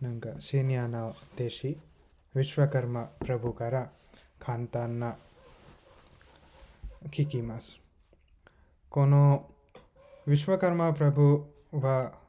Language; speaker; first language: Japanese; non-native, fluent; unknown